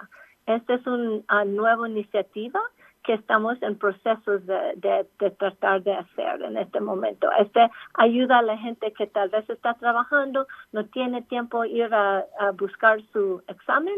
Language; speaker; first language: Spanish; non-native, local second language; English